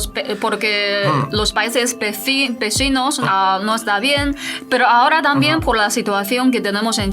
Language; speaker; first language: Spanish; non-native, fluent; Chinese